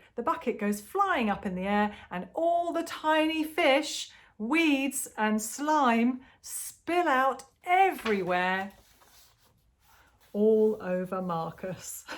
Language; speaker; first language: English; native; English